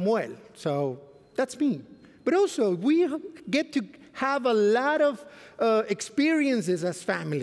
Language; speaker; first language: English; non-native, fluent; Spanish